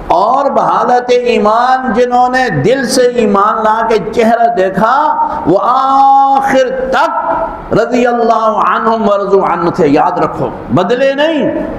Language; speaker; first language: Urdu; non-native, local second language; Punjabi